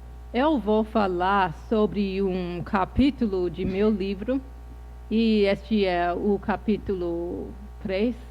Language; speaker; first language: Portuguese; non-native, fluent; English